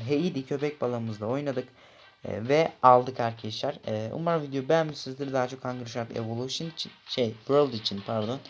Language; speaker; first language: Turkish; native; Turkish